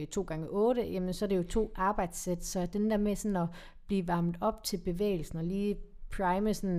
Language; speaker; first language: Danish; native; Danish